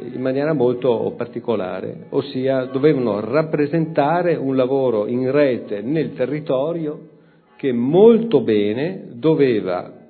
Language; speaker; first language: Italian; native; Italian